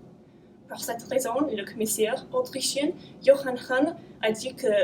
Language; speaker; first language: French; non-native, learner; English